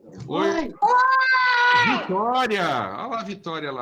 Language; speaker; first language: Portuguese; native; Portuguese